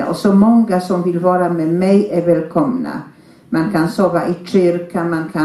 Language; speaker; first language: Swedish; non-native, fluent; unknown